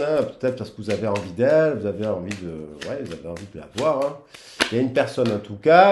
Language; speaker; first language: French; native; French